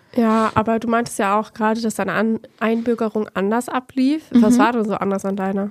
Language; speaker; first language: German; early bilingual, other home language; Portuguese